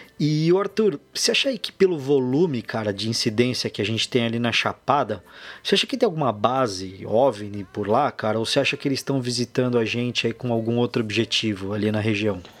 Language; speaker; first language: Portuguese; native; Portuguese